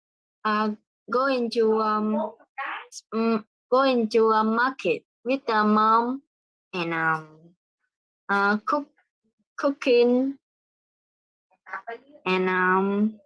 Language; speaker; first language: English; non-native, learner; Vietnamese